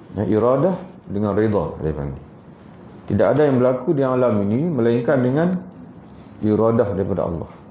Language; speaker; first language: Malay; native; Malay